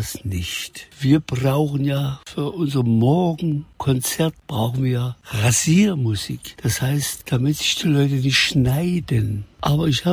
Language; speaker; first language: German; native; German